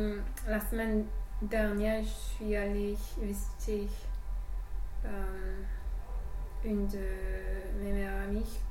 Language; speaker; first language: French; non-native, fluent; English